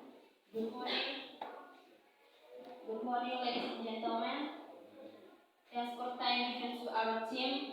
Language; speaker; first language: English; non-native, learner; Indonesian